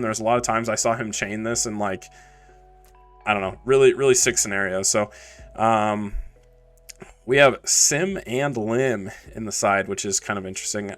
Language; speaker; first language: English; native; English